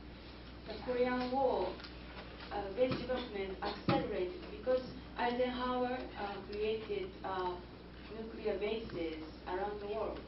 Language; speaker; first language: English; non-native, fluent; Japanese